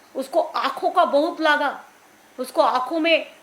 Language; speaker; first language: Hindi; non-native, local second language; Bangla